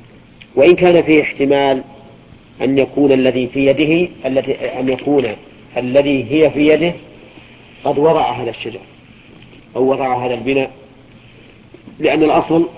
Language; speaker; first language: Arabic; native; Arabic